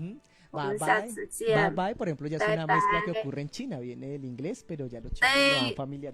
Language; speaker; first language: Spanish; native; Spanish